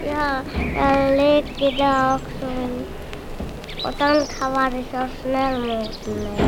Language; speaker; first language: Swedish; non-native, learner; Finnish